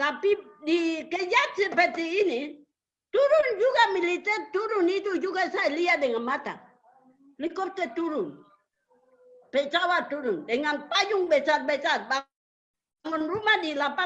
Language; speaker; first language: Indonesian; non-native, local second language; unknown